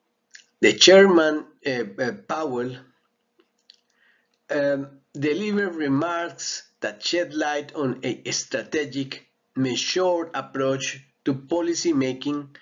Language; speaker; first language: English; non-native, fluent; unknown